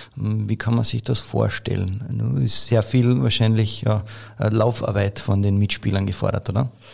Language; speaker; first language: German; native; German